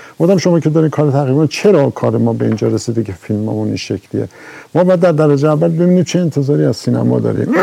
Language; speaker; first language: Persian; native; Persian